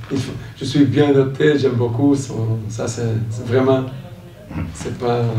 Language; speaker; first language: French; non-native, fluent; Portuguese